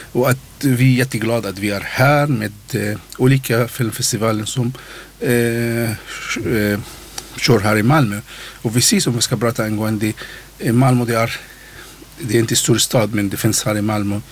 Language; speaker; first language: Swedish; non-native, learner; Arabic